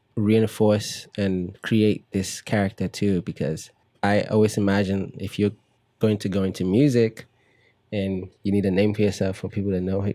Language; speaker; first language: English; early bilingual, other home language; Igbo